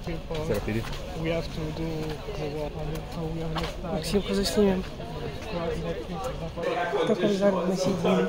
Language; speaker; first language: Russian; native; Russian